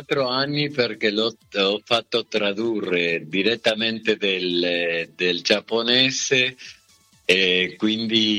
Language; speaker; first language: Italian; non-native, fluent; Spanish